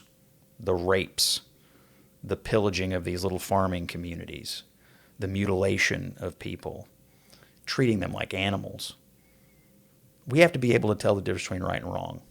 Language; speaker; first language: English; native; English